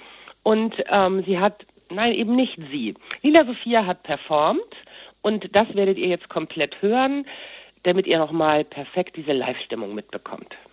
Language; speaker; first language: German; native; German